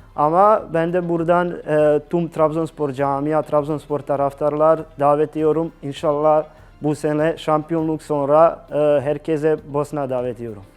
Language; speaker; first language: Turkish; non-native, learner; Bosnian